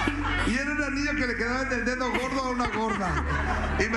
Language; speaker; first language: Spanish; native; Spanish